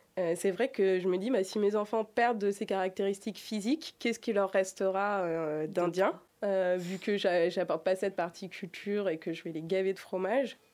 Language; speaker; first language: French; native; French